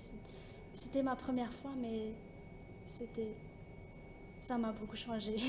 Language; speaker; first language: French; non-native, local second language; Malagasy